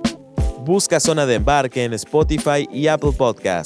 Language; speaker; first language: Spanish; native; Spanish